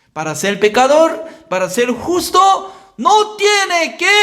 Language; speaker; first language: Spanish; non-native, fluent; Korean